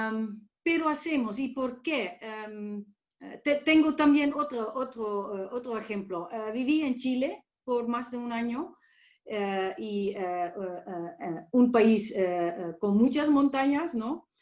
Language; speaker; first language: Spanish; non-native, fluent; Dutch